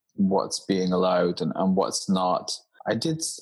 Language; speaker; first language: English; native; English